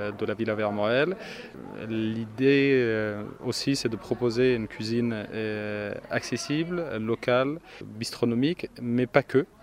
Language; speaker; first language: French; non-native, fluent; Arabic